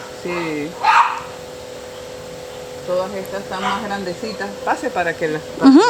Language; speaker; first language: Spanish; native; Spanish